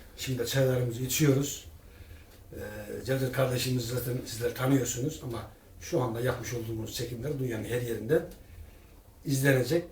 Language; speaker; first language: Turkish; native; Turkish